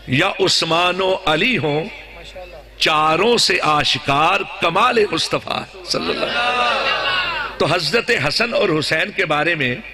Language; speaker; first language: Urdu; non-native, local second language; Punjabi